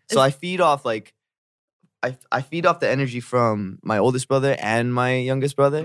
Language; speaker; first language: English; early bilingual, other home language; Korean